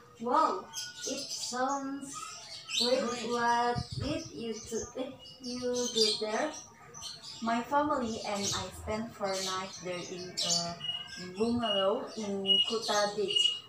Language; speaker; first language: English; non-native, learner; Indonesian